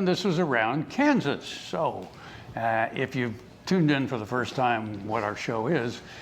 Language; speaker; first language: English; native; English